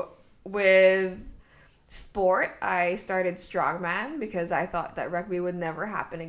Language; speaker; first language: English; native; English